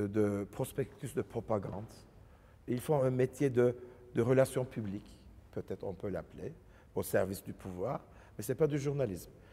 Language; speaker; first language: English; non-native, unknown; Turkish